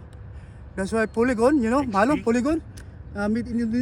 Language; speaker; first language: English; non-native, learner; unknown